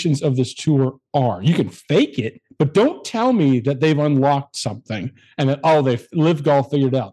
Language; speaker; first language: English; native; English